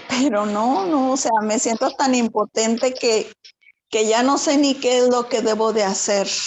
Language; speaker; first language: Spanish; native; Spanish